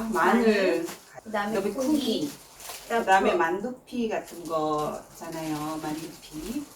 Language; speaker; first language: Korean; non-native, learner; Filipino